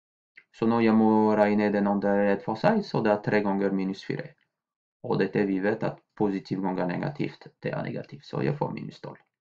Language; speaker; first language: Norwegian; non-native, fluent; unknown